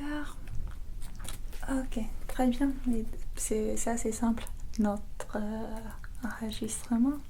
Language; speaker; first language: French; non-native, fluent; English